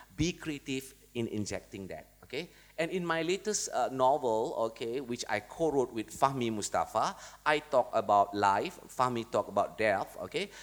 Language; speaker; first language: English; non-native, local second language; Malay